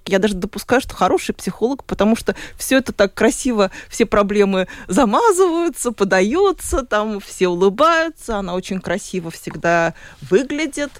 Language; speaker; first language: Russian; native; Russian